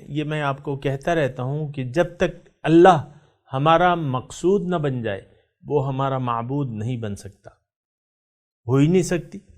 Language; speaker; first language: Urdu; non-native, local second language; Pashto